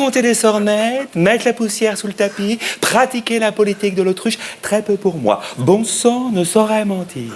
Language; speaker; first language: French; native; French